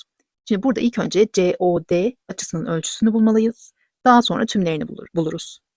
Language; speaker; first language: Turkish; native; Turkish